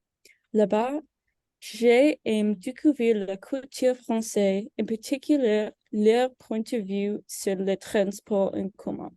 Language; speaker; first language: French; non-native, learner; English